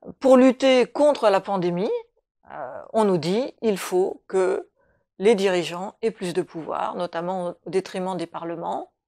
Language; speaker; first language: French; native; French